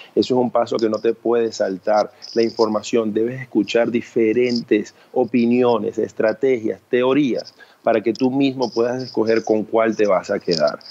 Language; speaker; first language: Spanish; early bilingual, other home language; Chinese